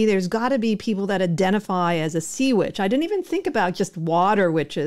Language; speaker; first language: English; native; English